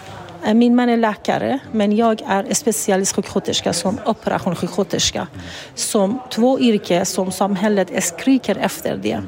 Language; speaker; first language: Swedish; non-native, learner; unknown